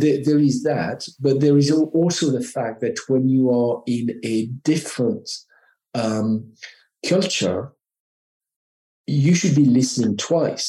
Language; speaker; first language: English; non-native, fluent; French